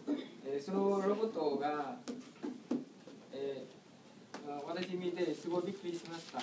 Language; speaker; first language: Japanese; non-native, learner; Vietnamese